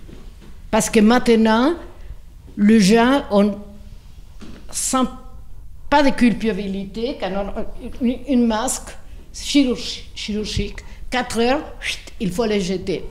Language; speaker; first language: French; non-native, fluent; Spanish